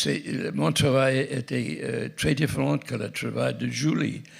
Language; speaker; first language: French; non-native, fluent; English